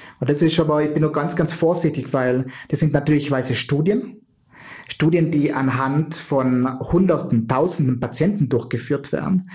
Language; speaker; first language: German; native; German